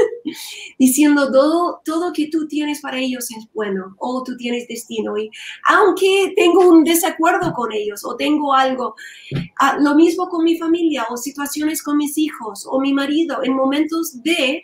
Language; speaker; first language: Spanish; non-native, learner; English